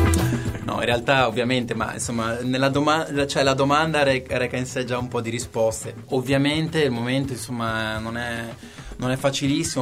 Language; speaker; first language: Italian; native; Italian